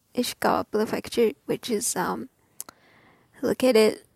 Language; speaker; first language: English; non-native, learner; Japanese